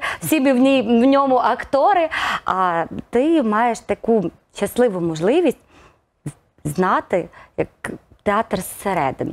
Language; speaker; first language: Ukrainian; native; Ukrainian